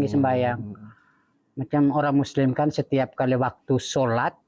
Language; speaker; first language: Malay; non-native, fluent; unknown